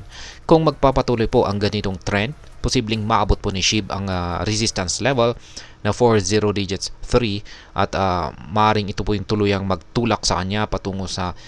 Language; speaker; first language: Filipino; native; Filipino